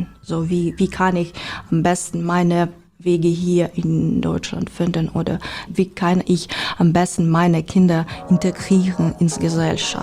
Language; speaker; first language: German; non-native, learner; Ukrainian